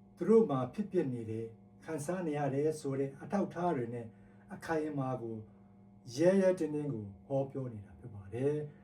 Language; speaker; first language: Burmese; non-native, local second language; Tedim Chin